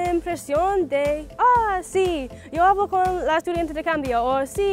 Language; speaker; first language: Spanish; non-native, learner; English